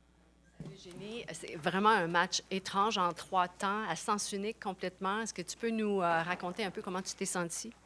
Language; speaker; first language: French; native; French